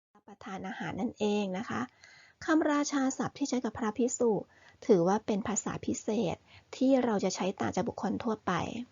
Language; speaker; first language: Thai; native; Thai